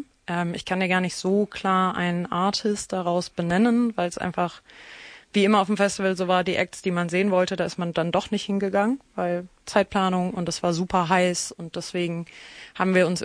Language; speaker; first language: German; native; German